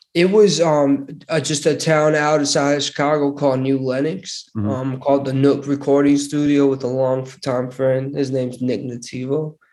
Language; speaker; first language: English; early bilingual, other home language; Hindi